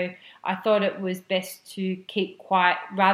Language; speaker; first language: English; native; English